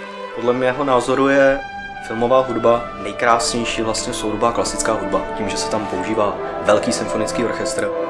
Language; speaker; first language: Czech; native; Czech